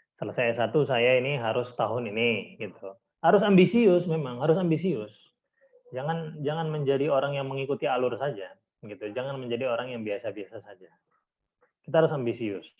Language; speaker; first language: Indonesian; native; Indonesian